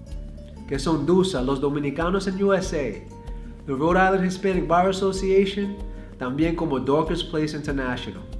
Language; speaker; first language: Spanish; early bilingual, heritage; Spanish